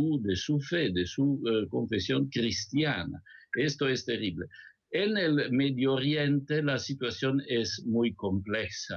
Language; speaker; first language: Spanish; non-native, fluent; Italian